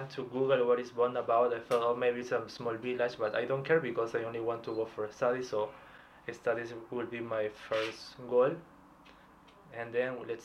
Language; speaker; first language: English; non-native, fluent; Spanish